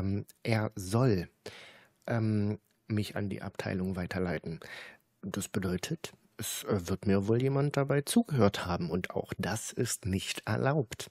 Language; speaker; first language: German; native; German